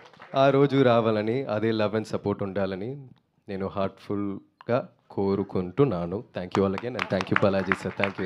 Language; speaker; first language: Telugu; non-native, learner; Tamil